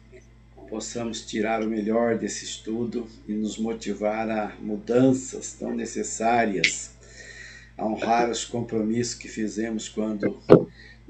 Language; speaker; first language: Portuguese; native; Portuguese